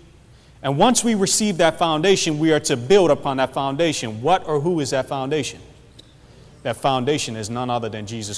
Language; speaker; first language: English; native; English